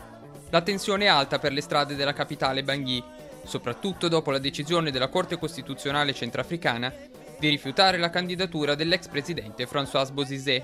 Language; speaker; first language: Italian; native; Italian